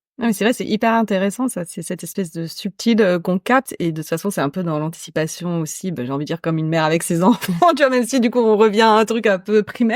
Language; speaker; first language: French; native; French